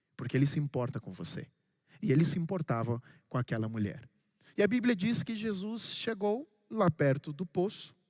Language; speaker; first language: Portuguese; non-native, local second language; Kabuverdianu